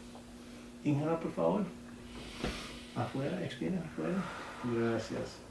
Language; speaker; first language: Spanish; non-native, learner; English